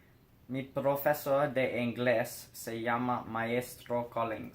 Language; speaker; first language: Spanish; non-native, learner; English